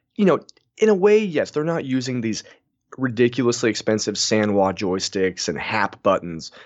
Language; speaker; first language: English; native; English